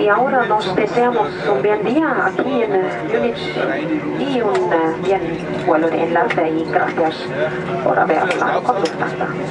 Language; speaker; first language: Spanish; non-native, learner; German